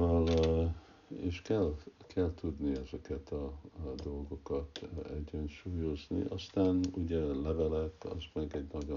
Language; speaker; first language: Hungarian; early bilingual, heritage; Hungarian